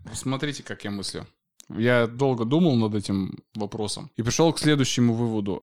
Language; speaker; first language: Russian; native; Russian